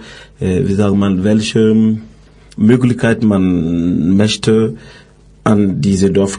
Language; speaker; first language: German; non-native, learner; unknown